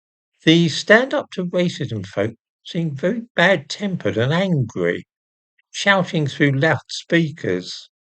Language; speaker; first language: English; native; English